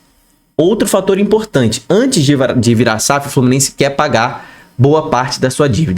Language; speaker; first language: Portuguese; native; Portuguese